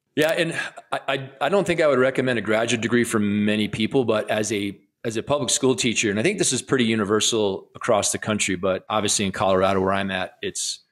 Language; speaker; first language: English; native; English